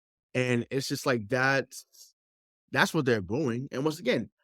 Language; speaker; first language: English; native; English